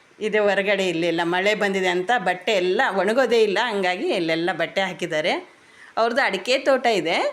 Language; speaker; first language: Kannada; native; Kannada